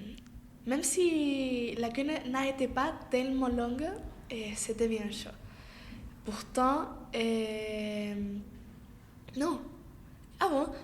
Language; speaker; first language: French; non-native, fluent; Spanish